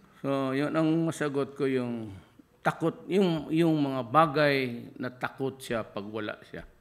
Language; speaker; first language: Filipino; non-native, local second language; Cebuano